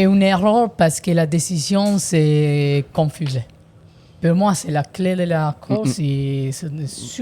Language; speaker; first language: French; non-native, learner; Italian